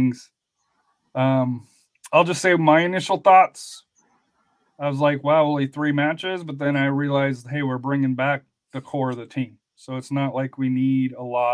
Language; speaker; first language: English; native; English